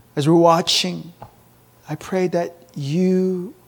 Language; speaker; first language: English; early bilingual, other home language; Korean